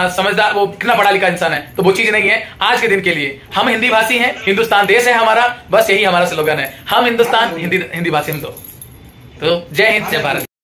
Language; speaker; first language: Hindi; native; Hindi